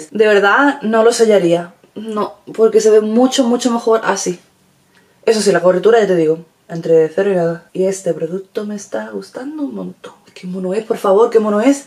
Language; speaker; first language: Spanish; native; Spanish